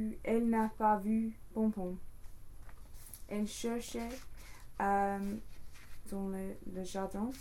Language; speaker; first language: French; non-native, learner; English